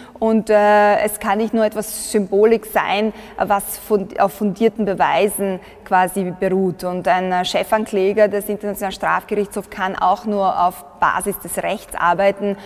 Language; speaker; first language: German; early bilingual, other home language; Bosnian